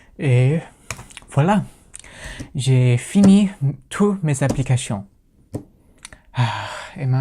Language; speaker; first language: French; non-native, fluent; English